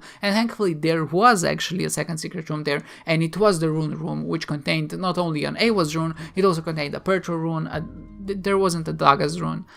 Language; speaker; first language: English; non-native, fluent; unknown